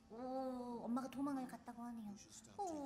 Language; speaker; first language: Korean; native; Korean